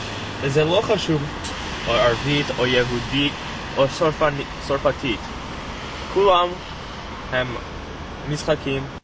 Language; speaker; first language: Hebrew; non-native, learner; English